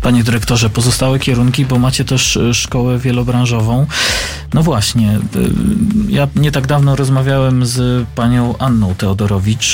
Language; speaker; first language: Polish; native; Polish